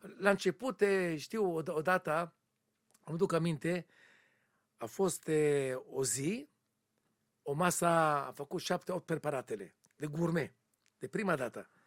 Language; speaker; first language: Romanian; non-native, learner; Hebrew